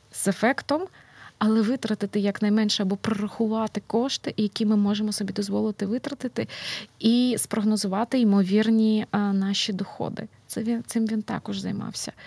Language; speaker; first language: Ukrainian; native; Ukrainian